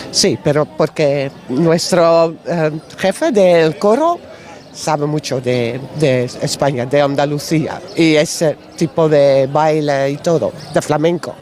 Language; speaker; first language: Spanish; non-native, learner; Dutch